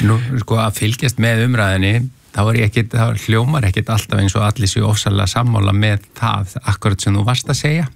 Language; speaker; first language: Icelandic; native; Icelandic